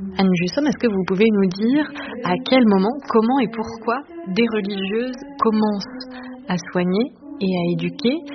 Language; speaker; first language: French; native; French